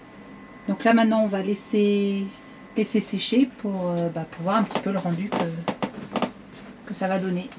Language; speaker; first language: French; native; French